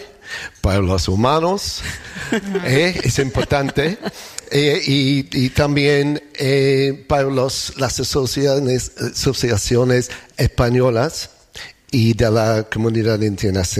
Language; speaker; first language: Spanish; non-native, learner; English